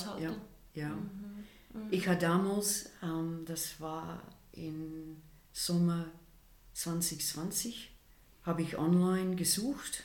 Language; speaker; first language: German; non-native, fluent; English